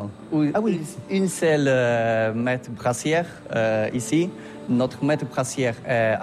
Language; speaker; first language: French; non-native, learner; Polish